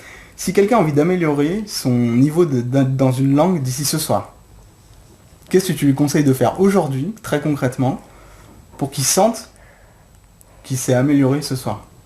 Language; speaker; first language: French; native; French